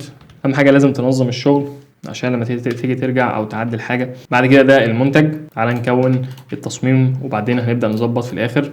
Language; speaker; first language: Arabic; native; Arabic